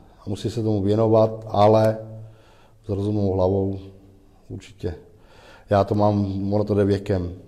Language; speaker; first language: Czech; native; Czech